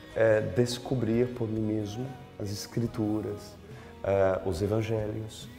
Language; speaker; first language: Portuguese; non-native, fluent; French